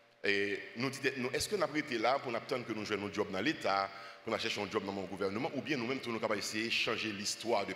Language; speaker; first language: French; non-native, local second language; Haitian Creole